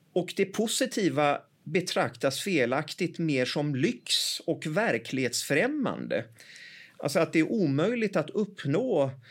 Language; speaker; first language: Swedish; early bilingual, other home language; Persian